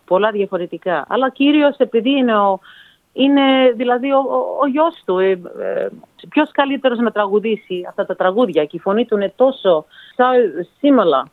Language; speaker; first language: Greek; early bilingual, heritage; Greek